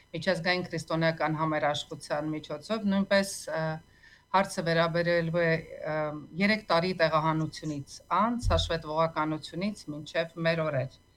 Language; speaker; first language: Armenian; native; Armenian